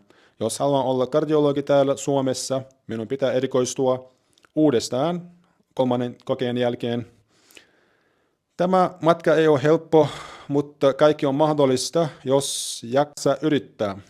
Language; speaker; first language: Finnish; non-native, learner; Chechen